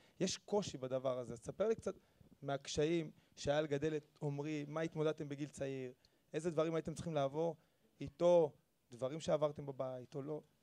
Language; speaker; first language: Hebrew; early bilingual, other home language; Spanish